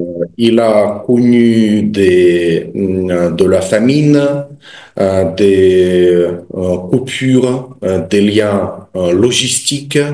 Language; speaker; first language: French; non-native, fluent; Russian